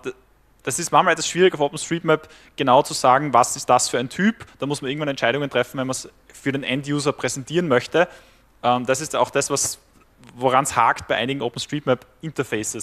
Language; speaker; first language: German; native; German